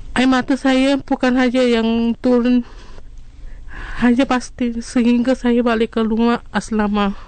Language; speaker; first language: Malay; non-native, local second language; Chinese